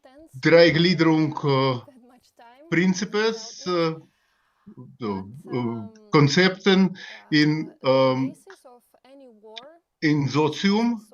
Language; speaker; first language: German; non-native, learner; Bulgarian